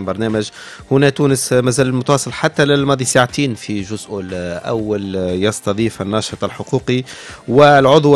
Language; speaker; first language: Arabic; native; Arabic